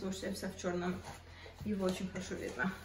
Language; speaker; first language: Russian; early bilingual, heritage; Russian